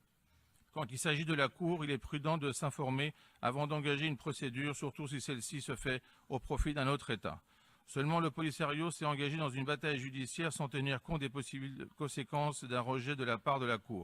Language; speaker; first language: French; non-native, fluent; Greek